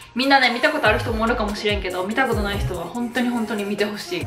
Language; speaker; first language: Japanese; native; Japanese